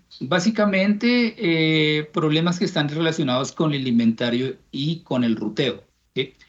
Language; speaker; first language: Spanish; native; Spanish